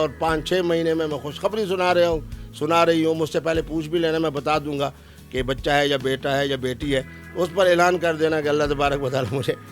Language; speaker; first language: Urdu; non-native, local second language; Saraiki